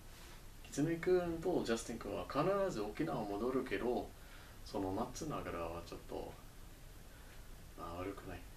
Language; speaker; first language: Japanese; non-native, learner; English